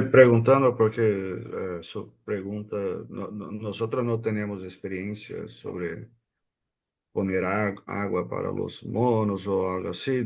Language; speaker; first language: Spanish; non-native, fluent; Portuguese